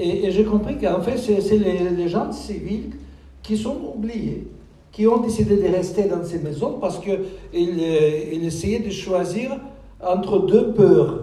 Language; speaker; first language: French; non-native, fluent; Russian